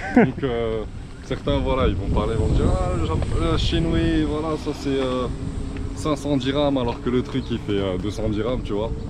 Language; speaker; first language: French; non-native, local second language; Arabic